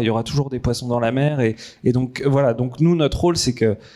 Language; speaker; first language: French; native; French